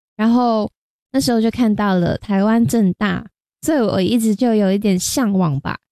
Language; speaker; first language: Chinese; non-native, local second language; Cantonese